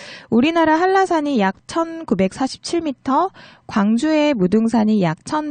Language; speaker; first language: Korean; native; Korean